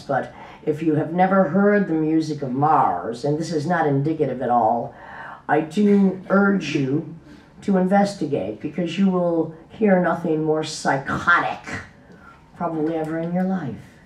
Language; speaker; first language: English; native; English